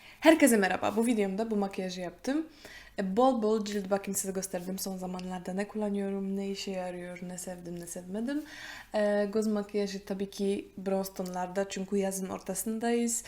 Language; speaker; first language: Turkish; non-native, fluent; Polish